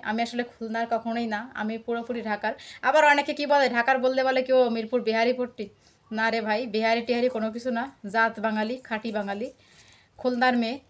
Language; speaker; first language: Bangla; native; Bangla